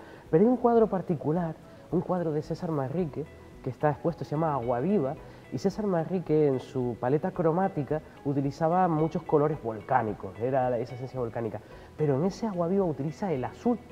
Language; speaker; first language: Spanish; native; Spanish